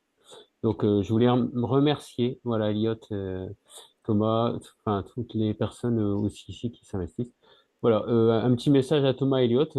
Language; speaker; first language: French; native; French